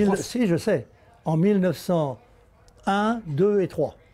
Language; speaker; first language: French; native; French